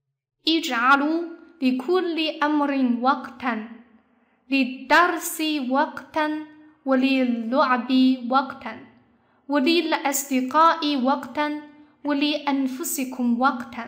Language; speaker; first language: Arabic; non-native, fluent; Chinese